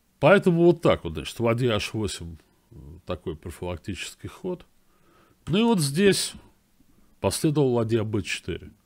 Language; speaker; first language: Russian; native; Russian